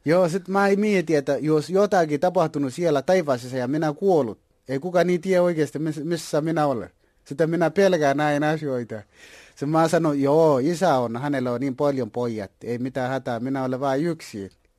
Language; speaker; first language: Finnish; non-native, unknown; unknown